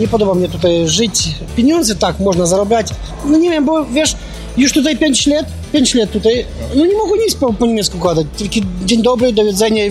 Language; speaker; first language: Polish; non-native, learner; Ukrainian